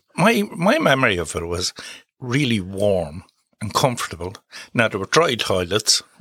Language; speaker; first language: English; native; English